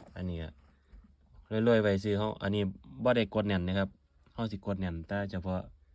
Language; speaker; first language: Thai; native; Thai